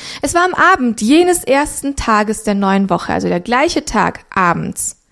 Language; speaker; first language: German; early bilingual, other home language; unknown